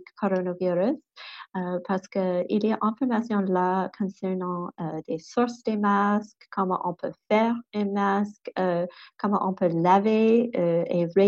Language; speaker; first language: French; non-native, local second language; English